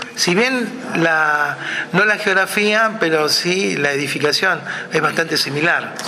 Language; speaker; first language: Spanish; native; Spanish